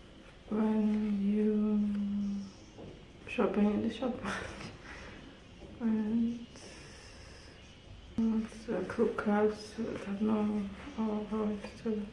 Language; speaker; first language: English; non-native, learner; German